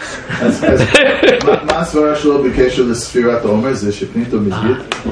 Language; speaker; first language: Hebrew; non-native, fluent; English